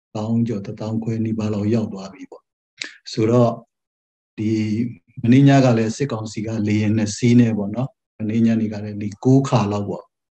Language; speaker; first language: Burmese; non-native, local second language; Western Kayah